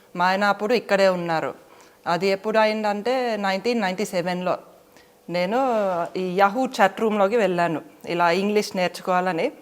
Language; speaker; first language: Telugu; non-native, fluent; Finnish